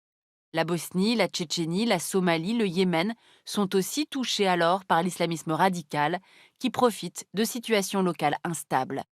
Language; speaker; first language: French; native; French